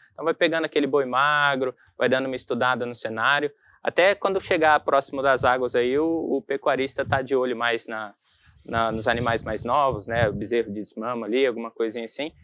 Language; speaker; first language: Portuguese; native; Portuguese